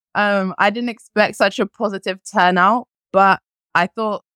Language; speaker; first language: English; early bilingual, other home language; French